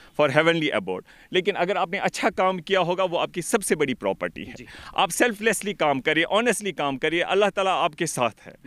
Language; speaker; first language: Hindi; non-native, local second language; Kashmiri